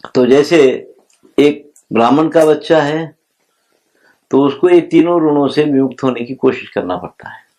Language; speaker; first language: Hindi; non-native, local second language; Telugu